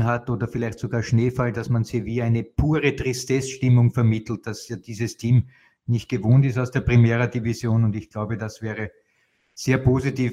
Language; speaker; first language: German; native; German